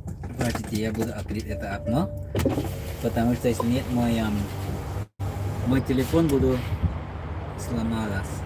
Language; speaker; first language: Russian; non-native, learner; English